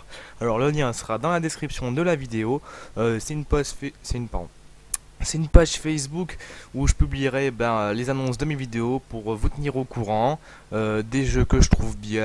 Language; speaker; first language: French; native; French